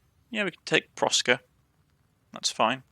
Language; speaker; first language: English; native; English